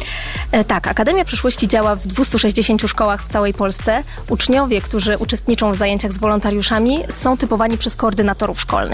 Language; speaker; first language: Polish; native; Polish